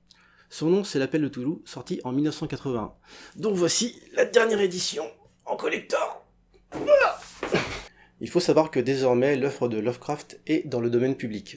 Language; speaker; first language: French; native; French